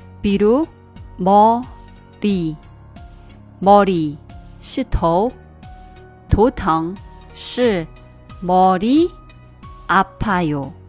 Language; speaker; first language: Chinese; non-native, fluent; Korean